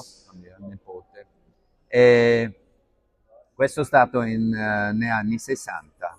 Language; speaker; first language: Italian; non-native, learner; Arabic